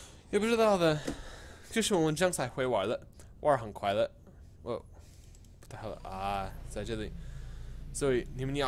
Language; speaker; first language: Chinese; non-native, learner; English